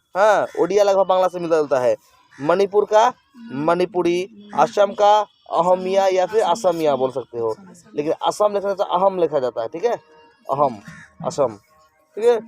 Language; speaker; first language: Hindi; native; Hindi